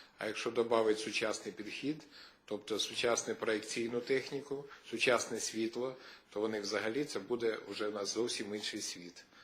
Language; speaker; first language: Ukrainian; native; Ukrainian